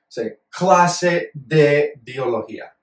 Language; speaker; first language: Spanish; non-native, fluent; English